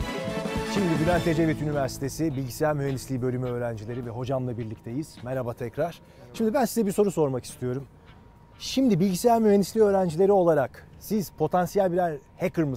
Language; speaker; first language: Turkish; native; Turkish